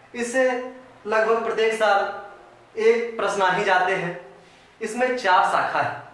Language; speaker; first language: Hindi; native; Hindi